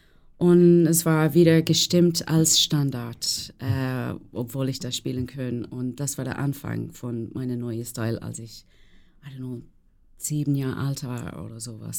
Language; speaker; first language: German; non-native, learner; English